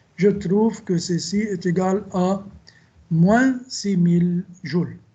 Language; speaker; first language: French; non-native, local second language; Arabic